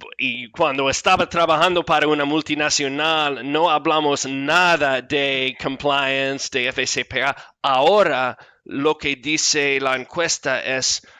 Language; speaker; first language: Spanish; non-native, fluent; English